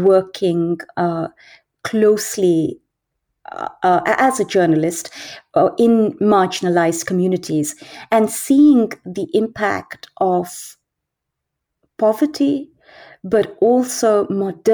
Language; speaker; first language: English; native; English